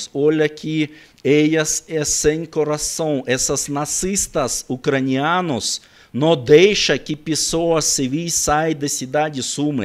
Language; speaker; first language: Portuguese; non-native, learner; Russian